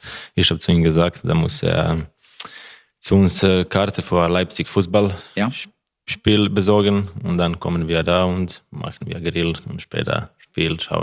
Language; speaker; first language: German; non-native, learner; Croatian